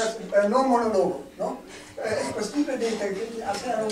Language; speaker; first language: Spanish; non-native, learner; German